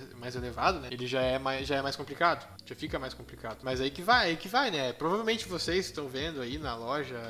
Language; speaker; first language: Portuguese; native; Portuguese